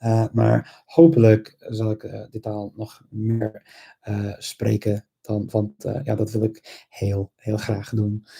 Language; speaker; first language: Dutch; non-native, fluent; English